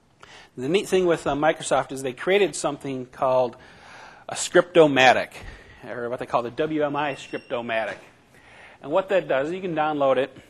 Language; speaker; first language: English; native; English